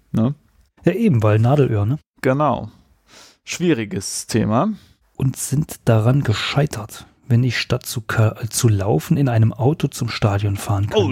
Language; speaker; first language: German; native; German